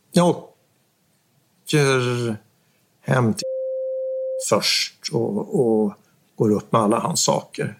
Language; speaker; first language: Swedish; native; Swedish